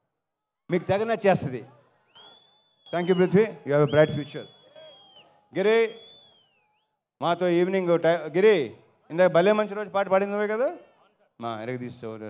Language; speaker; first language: Telugu; native; Telugu